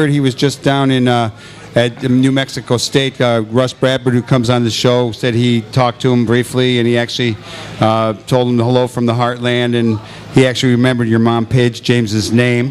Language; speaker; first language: English; native; English